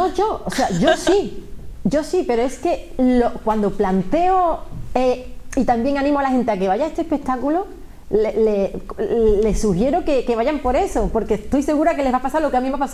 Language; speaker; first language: Spanish; native; Spanish